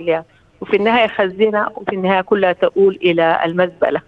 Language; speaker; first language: Arabic; native; Arabic